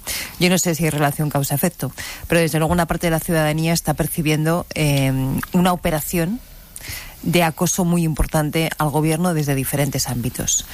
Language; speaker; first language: Spanish; native; Spanish